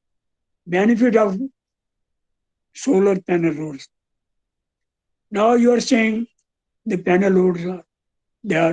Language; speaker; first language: English; non-native, local second language; Hindi